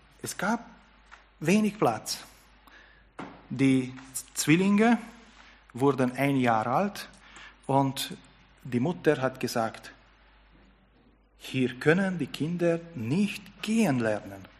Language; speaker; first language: German; non-native, fluent; Hungarian